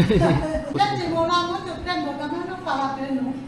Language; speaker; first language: Portuguese; non-native, learner; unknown